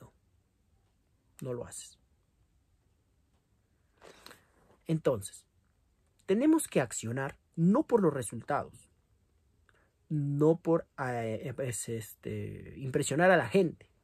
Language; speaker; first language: Spanish; native; Spanish